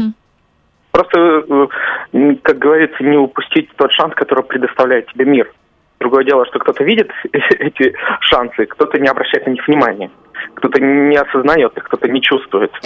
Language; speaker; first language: Russian; native; Russian